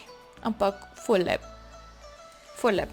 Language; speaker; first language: Slovenian; non-native, learner; Spanish